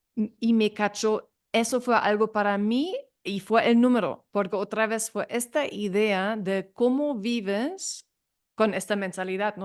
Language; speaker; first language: Spanish; non-native, fluent; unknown